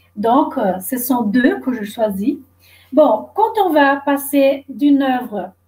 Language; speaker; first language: French; non-native, fluent; Portuguese